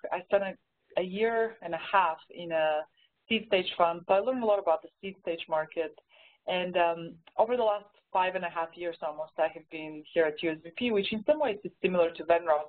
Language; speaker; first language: English; non-native, fluent; Bulgarian